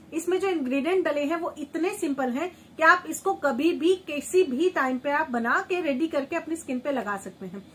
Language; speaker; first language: Hindi; native; Hindi